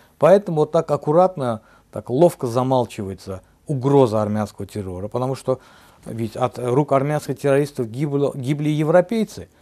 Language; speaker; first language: Russian; non-native, local second language; Azerbaijani